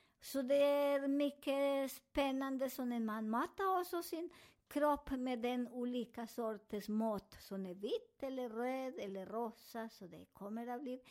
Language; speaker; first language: Swedish; non-native, learner; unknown